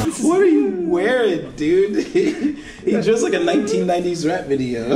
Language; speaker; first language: English; native; English